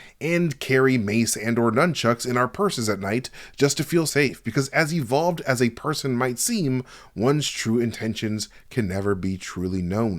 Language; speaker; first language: English; native; English